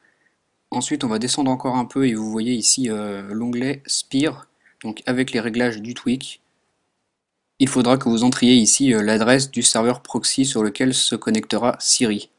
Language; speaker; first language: French; native; French